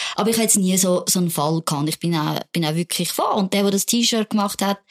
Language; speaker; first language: German; native; German